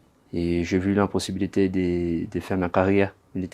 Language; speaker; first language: French; non-native, learner; Portuguese